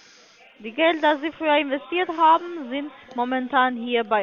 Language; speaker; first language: German; non-native, fluent; Russian